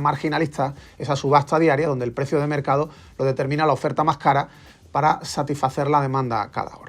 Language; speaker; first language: Spanish; native; Spanish